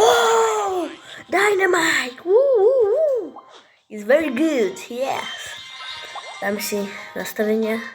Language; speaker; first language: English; non-native, learner; Slovak